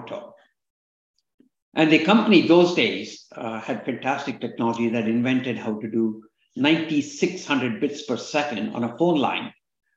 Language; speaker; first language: English; non-native, local second language; Kannada